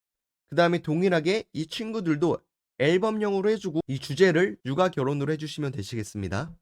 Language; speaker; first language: Korean; native; Korean